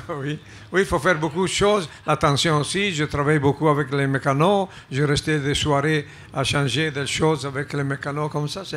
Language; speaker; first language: French; non-native, fluent; Italian